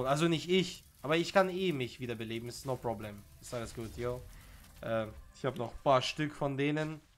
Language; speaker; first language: German; native; German